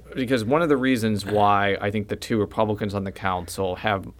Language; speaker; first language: English; native; English